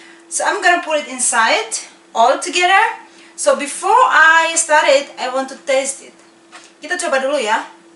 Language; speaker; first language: English; non-native, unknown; Indonesian